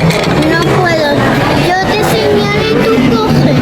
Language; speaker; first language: Spanish; early bilingual, other home language; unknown